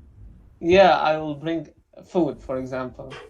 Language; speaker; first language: English; non-native, learner; Arabic